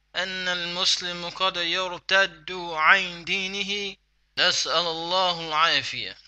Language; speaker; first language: Arabic; non-native, fluent; English